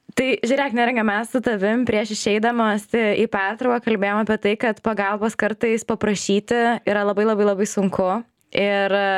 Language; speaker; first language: Lithuanian; native; Lithuanian